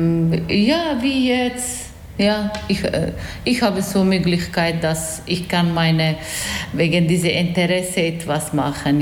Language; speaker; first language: German; non-native, learner; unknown